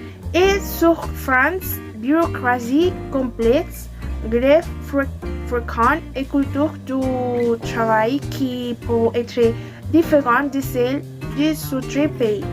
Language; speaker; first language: French; non-native, learner; Spanish